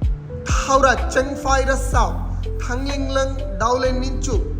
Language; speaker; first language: Vietnamese; non-native, learner; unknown